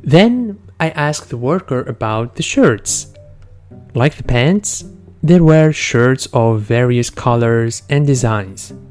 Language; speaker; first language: English; non-native, fluent; Arabic